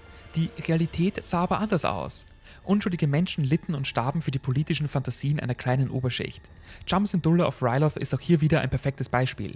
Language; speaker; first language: German; native; German